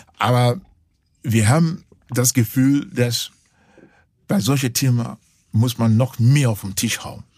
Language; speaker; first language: German; non-native, fluent; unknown